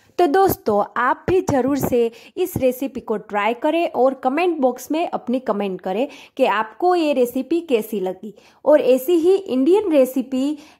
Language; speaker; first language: Hindi; non-native, local second language; Gujarati